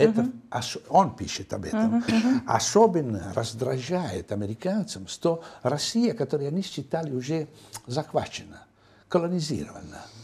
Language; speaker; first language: Russian; non-native, fluent; Italian